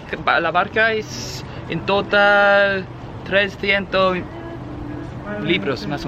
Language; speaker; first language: Spanish; non-native, learner; English